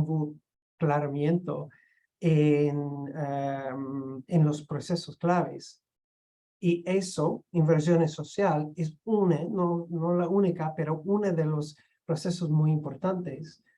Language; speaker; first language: Spanish; non-native, fluent; English